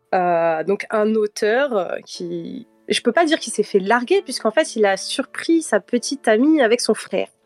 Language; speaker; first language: French; early bilingual, heritage; French